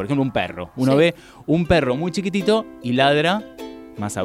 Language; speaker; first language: Spanish; native; Spanish